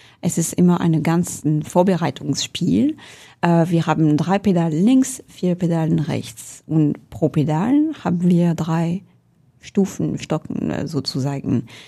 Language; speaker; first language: German; non-native, fluent; French